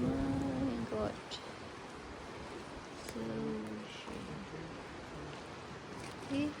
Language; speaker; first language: German; non-native, learner; Cebuano